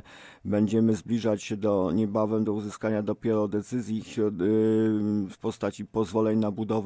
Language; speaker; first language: Polish; native; Polish